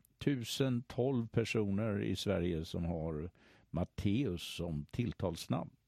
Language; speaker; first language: Swedish; native; Swedish